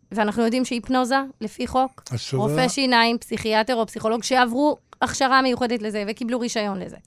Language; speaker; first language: Hebrew; native; Hebrew